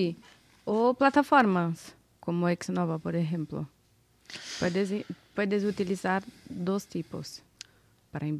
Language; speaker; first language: Spanish; non-native, fluent; Portuguese